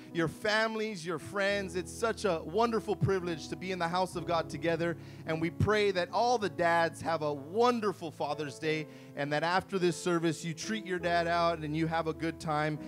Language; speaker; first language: English; early bilingual, other home language; Spanish